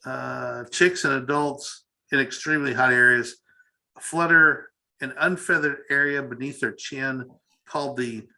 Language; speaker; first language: English; native; English